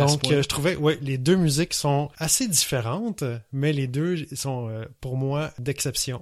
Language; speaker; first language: French; native; French